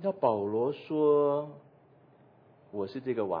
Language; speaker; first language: Chinese; native; Chinese